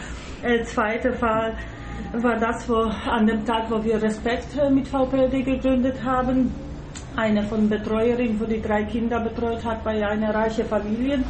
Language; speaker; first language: German; non-native, fluent; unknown